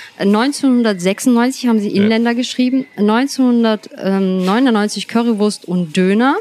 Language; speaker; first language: German; early bilingual, other home language; Turkish